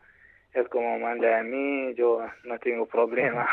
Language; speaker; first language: Spanish; non-native, learner; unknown